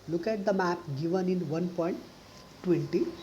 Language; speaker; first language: English; non-native, local second language; Marathi